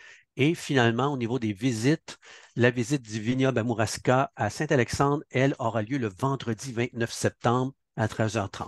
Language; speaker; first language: French; native; French